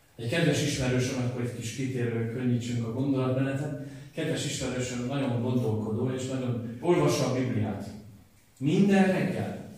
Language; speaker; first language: Hungarian; native; Hungarian